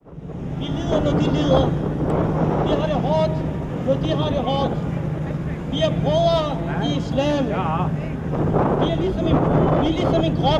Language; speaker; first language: Danish; non-native, local second language; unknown